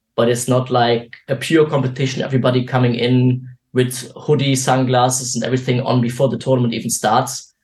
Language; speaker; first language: English; non-native, fluent; German